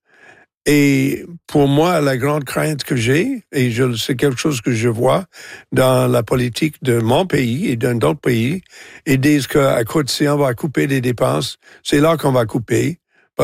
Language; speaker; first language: French; non-native, local second language; English